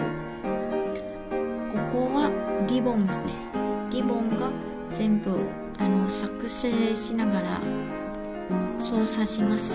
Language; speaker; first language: Japanese; non-native, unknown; Vietnamese